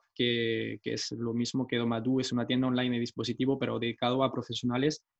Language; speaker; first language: Spanish; non-native, fluent; French